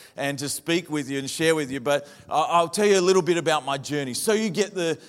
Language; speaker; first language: English; native; English